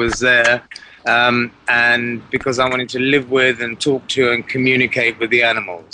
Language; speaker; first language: English; native; English